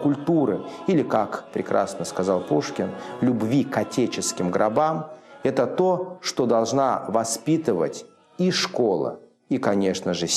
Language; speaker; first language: Russian; native; Russian